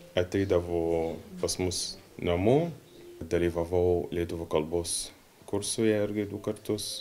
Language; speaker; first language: Lithuanian; non-native, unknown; Arabic